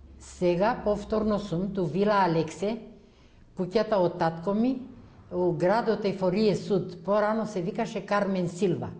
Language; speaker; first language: Macedonian; early bilingual, heritage; Macedonian